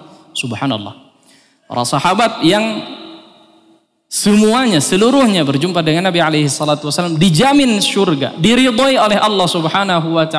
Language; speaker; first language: Indonesian; native; Indonesian